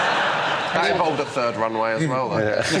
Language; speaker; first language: English; native; English